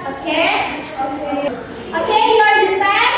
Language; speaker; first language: English; non-native, learner; Indonesian